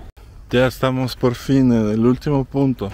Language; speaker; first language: Spanish; non-native, fluent; Russian